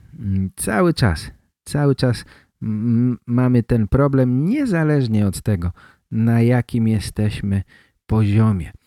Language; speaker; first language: Polish; native; Polish